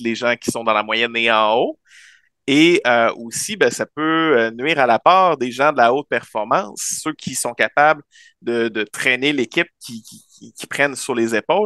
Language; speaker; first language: French; native; French